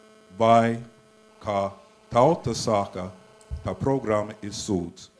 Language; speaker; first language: Latvian; non-native, fluent; English